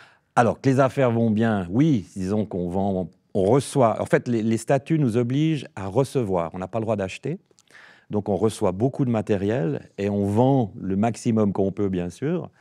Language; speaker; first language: French; native; French